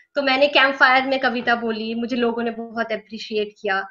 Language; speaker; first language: Hindi; native; Hindi